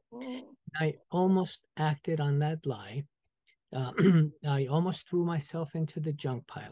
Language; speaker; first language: English; early bilingual, other home language; Spanish